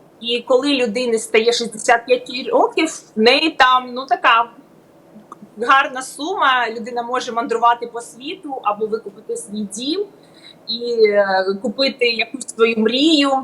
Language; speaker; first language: Ukrainian; native; Ukrainian